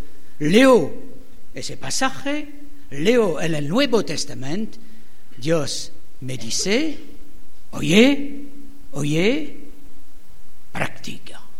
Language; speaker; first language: Spanish; non-native, learner; French